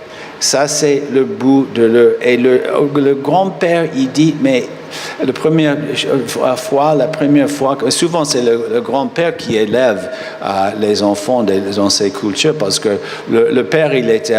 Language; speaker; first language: French; non-native, fluent; English